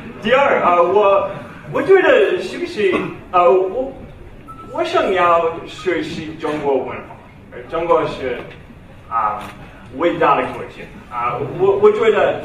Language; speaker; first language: Chinese; non-native, learner; English